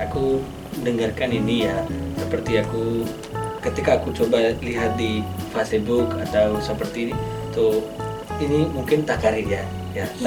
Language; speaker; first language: Indonesian; non-native, learner; Hindi